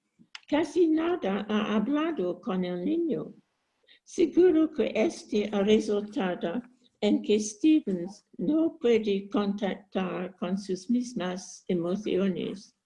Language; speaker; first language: Spanish; non-native, learner; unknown